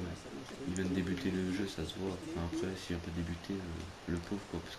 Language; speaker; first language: French; native; French